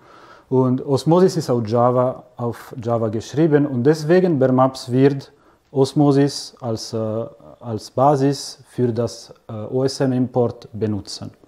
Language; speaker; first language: German; non-native, fluent; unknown